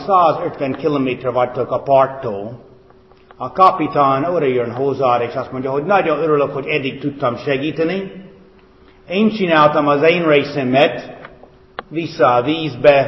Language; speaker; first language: Hungarian; non-native, fluent; English